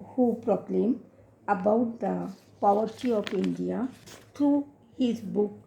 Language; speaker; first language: English; non-native, local second language; Hindi